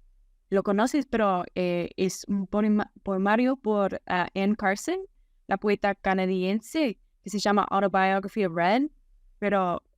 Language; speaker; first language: Spanish; non-native, fluent; English